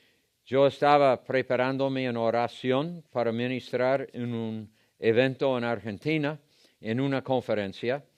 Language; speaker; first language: Spanish; non-native, fluent; English